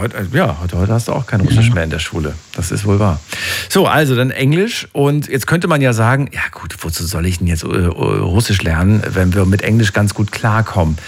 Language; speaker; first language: German; native; German